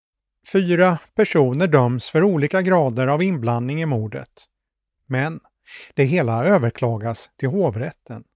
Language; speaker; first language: Swedish; native; Swedish